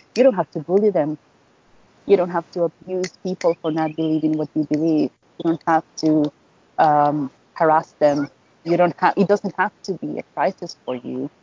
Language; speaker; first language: English; non-native, fluent; Spanish